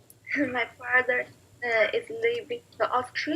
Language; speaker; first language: English; non-native, learner; Chinese